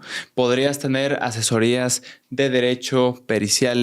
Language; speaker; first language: Spanish; native; Spanish